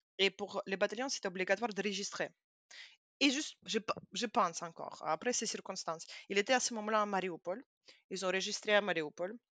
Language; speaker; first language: French; non-native, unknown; Russian